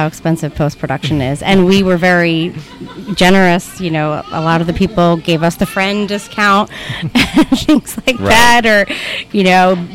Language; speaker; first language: English; native; English